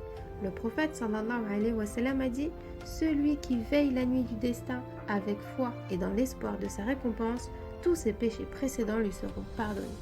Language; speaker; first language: French; native; French